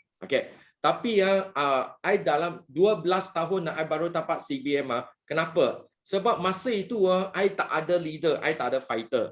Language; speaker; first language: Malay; non-native, local second language; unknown